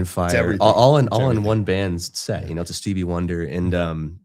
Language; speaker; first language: English; native; English